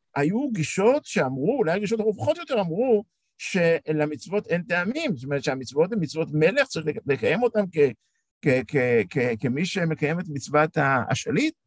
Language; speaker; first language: Hebrew; native; Hebrew